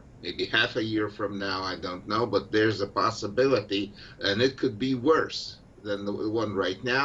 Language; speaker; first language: English; non-native, fluent; Russian